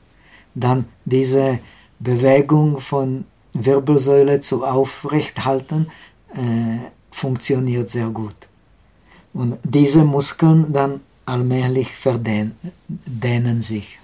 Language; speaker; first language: German; non-native, fluent; Czech